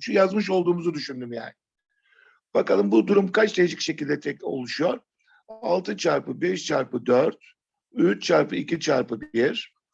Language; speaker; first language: Turkish; native; Turkish